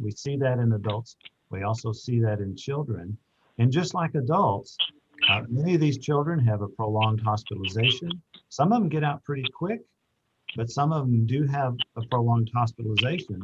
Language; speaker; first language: English; native; English